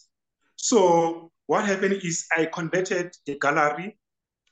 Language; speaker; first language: English; non-native, local second language; Southern Sotho